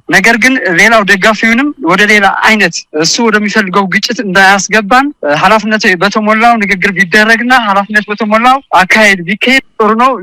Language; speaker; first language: Amharic; non-native, local second language; Tigrinya